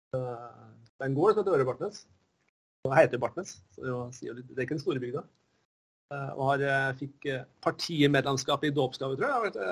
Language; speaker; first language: Norwegian; native; Norwegian